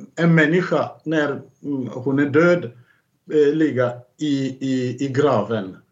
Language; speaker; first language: Swedish; non-native, fluent; Kongo